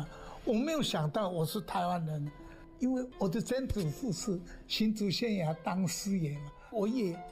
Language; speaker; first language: Chinese; non-native, local second language; Japanese